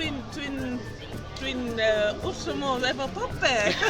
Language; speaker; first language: Welsh; non-native, learner; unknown